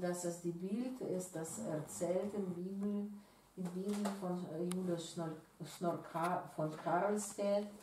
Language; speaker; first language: German; non-native, learner; Russian